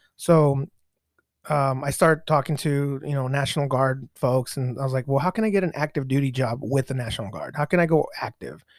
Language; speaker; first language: English; early bilingual, other home language; Spanish